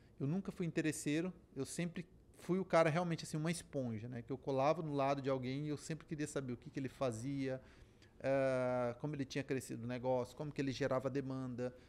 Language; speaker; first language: Portuguese; native; Portuguese